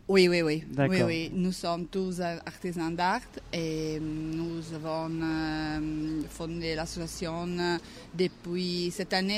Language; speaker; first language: French; non-native, learner; Italian